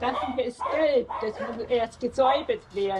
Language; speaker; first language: German; early bilingual, heritage; German